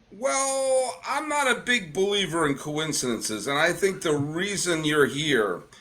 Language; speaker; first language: English; native; English